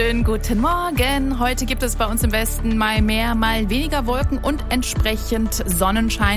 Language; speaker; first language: German; native; German